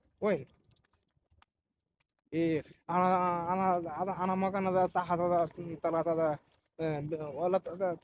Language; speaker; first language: Arabic; non-native, learner; Bangla